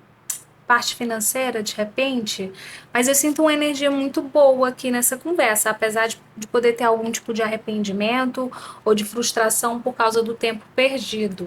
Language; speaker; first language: Portuguese; native; Portuguese